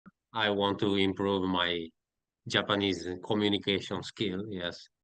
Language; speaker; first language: English; non-native, learner; Italian